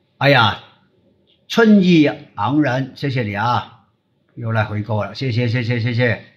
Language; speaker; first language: Chinese; non-native, local second language; Cantonese